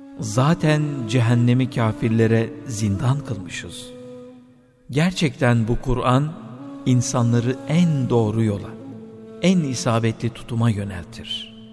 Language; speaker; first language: Turkish; native; Turkish